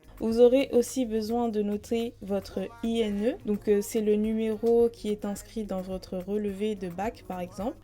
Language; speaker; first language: French; early bilingual, other home language; Portuguese